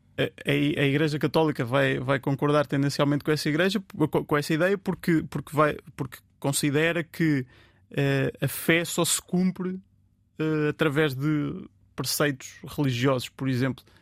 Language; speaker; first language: Portuguese; native; Portuguese